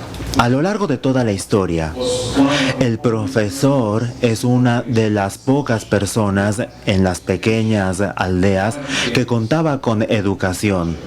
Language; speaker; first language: Spanish; non-native, fluent; Finnish